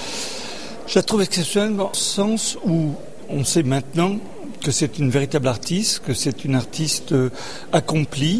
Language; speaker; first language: French; native; French